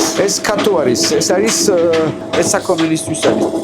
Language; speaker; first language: Georgian; non-native, learner; French